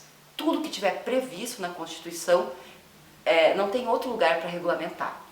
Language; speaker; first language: Portuguese; native; Portuguese